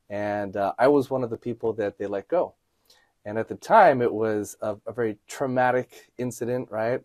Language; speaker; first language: English; native; English